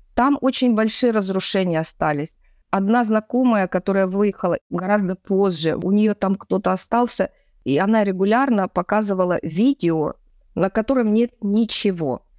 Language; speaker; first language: Russian; native; Russian